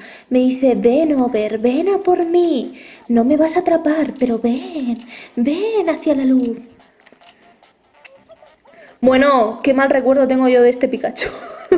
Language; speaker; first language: Spanish; native; Spanish